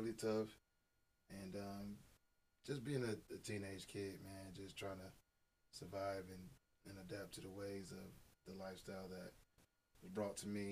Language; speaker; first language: English; native; English